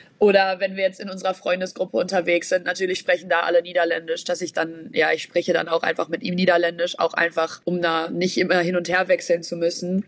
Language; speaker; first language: German; native; German